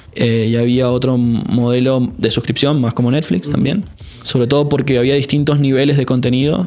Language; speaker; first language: Spanish; native; Spanish